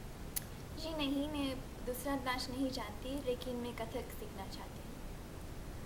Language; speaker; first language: Hindi; early bilingual, heritage; Hindi